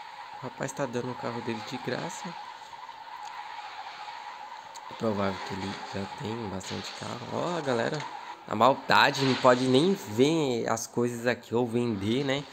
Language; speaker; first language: Portuguese; native; Portuguese